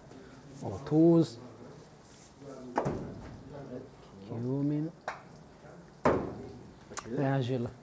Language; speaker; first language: Turkish; non-native, learner; Italian